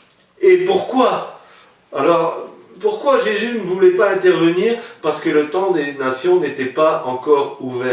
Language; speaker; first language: French; native; French